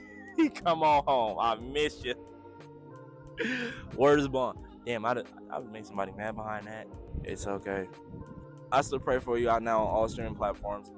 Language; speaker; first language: English; native; English